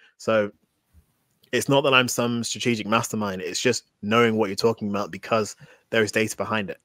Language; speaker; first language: English; native; English